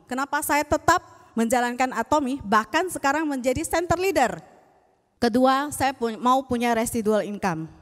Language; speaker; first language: Indonesian; native; Indonesian